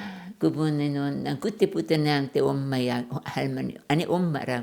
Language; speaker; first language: Korean; non-native, learner; German